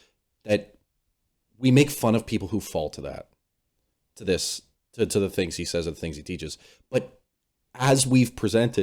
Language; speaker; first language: English; native; English